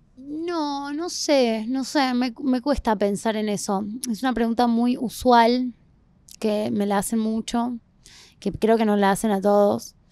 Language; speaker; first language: Spanish; native; Spanish